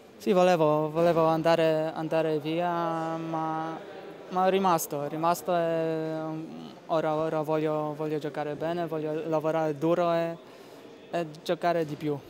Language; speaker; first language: Italian; non-native, learner; Polish